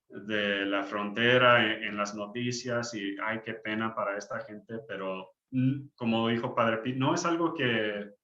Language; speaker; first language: Spanish; early bilingual, heritage; English